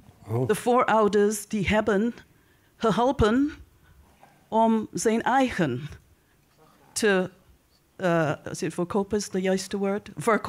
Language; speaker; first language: Dutch; non-native, learner; English